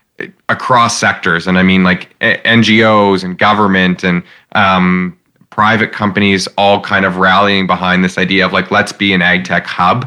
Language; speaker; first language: English; native; English